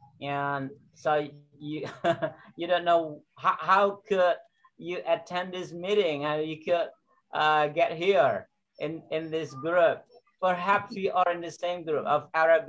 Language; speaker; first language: English; non-native, fluent; Indonesian